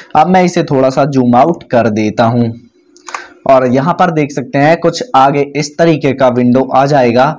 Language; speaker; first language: Hindi; native; Hindi